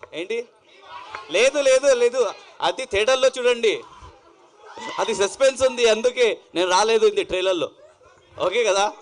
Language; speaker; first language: Telugu; non-native, local second language; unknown